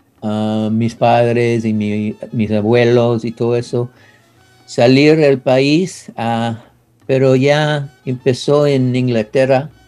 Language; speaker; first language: Spanish; non-native, learner; English